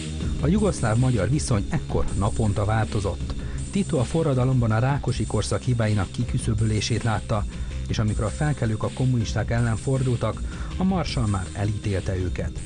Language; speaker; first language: Hungarian; native; Hungarian